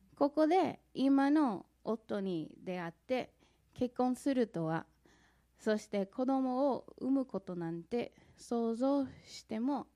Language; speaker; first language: Japanese; non-native, fluent; English